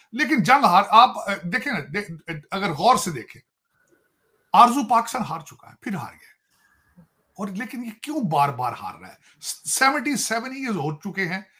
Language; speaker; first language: Hindi; native; Hindi